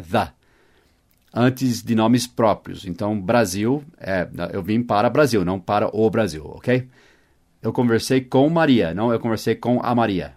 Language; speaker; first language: Portuguese; non-native, fluent; English